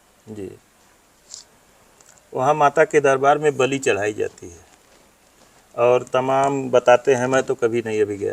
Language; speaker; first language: Hindi; native; Hindi